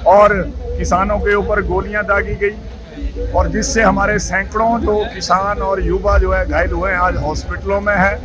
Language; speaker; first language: Hindi; native; Hindi